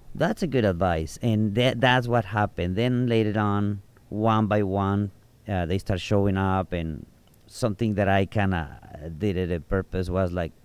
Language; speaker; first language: English; non-native, fluent; Spanish